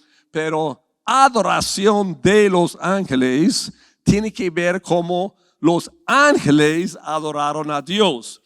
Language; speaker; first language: Spanish; non-native, fluent; English